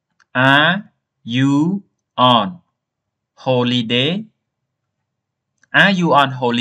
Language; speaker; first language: English; non-native, learner; Khmer